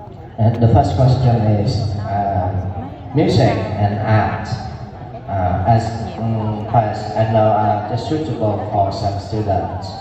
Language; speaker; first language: English; non-native, learner; Vietnamese